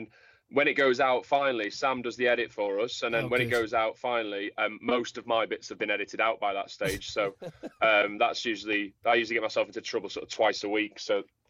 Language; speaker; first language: English; native; English